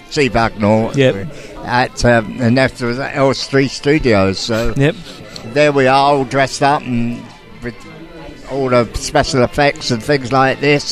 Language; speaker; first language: English; native; English